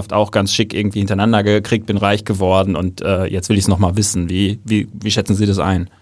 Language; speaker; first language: German; native; German